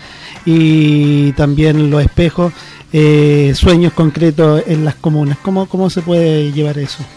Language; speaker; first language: Spanish; native; Spanish